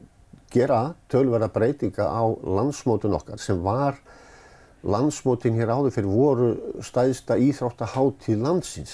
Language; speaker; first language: Icelandic; native; Icelandic